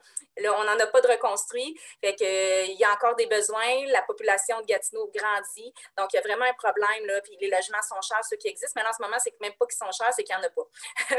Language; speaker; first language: French; native; French